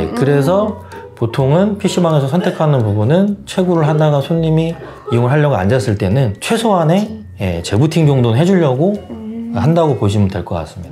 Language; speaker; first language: Korean; native; Korean